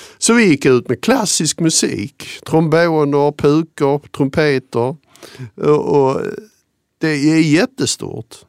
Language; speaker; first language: Swedish; native; Swedish